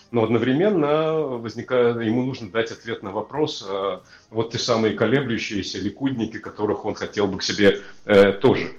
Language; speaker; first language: Russian; native; Russian